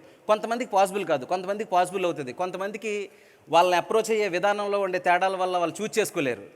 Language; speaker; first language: Telugu; native; Telugu